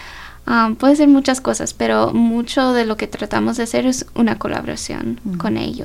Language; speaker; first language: Spanish; early bilingual, heritage; Spanish